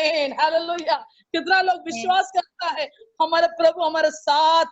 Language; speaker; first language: Hindi; non-native, local second language; Malayalam